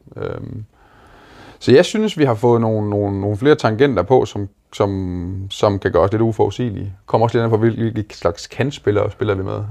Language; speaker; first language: Danish; native; Danish